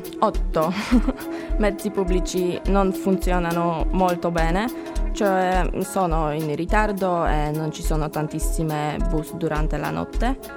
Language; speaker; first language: Italian; non-native, fluent; Polish